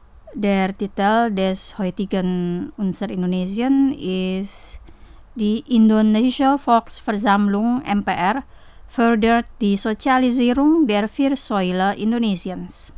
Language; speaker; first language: German; non-native, fluent; Indonesian